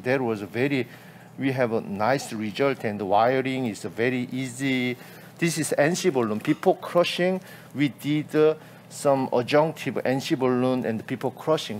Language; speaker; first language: English; non-native, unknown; Korean